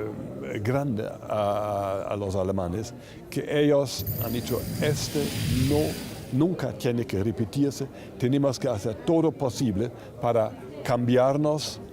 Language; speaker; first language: Spanish; non-native, fluent; German